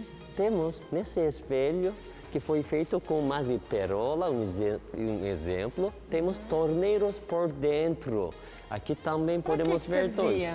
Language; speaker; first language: Portuguese; non-native, learner; Turkish